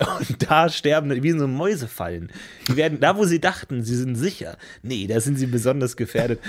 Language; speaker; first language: German; native; German